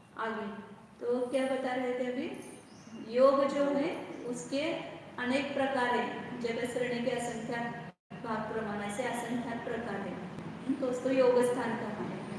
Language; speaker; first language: Hindi; non-native, local second language; Marathi